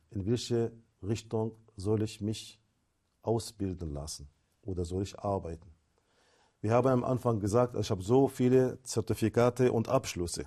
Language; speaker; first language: German; non-native, fluent; Arabic